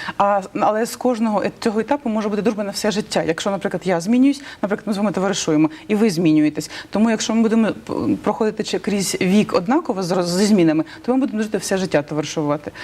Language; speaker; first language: Ukrainian; non-native, local second language; Russian